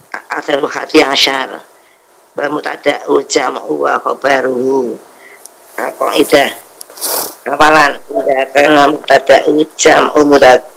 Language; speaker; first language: Arabic; non-native, learner; Indonesian